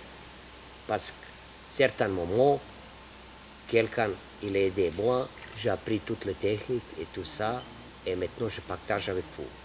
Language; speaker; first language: French; non-native, learner; Serbian